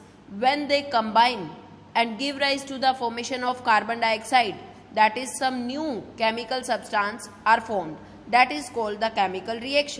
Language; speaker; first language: English; non-native, local second language; Hindi